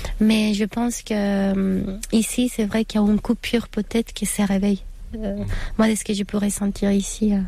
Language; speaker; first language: French; non-native, fluent; Spanish